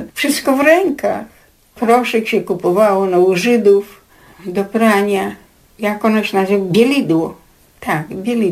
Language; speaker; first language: Polish; native; Polish